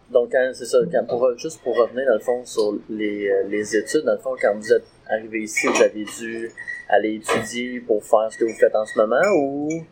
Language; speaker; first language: French; native; French